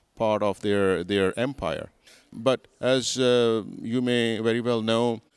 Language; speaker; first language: English; non-native, local second language; Urdu